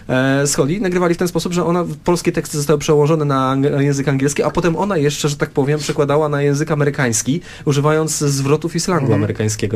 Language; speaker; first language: Polish; native; Polish